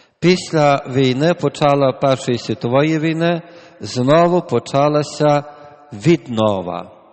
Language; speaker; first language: Ukrainian; native; Ukrainian